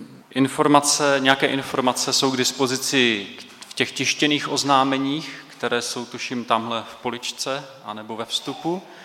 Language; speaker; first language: Czech; native; Czech